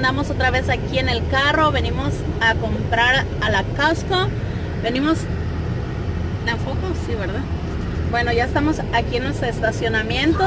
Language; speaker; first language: Spanish; native; Spanish